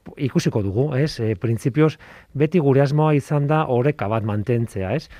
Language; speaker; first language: Basque; non-native, local second language; Spanish